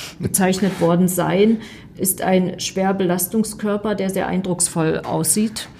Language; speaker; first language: German; native; German